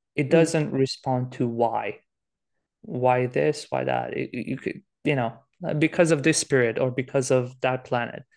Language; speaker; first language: English; non-native, fluent; Romanian